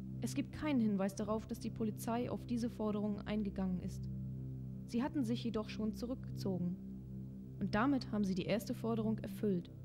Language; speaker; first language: German; native; German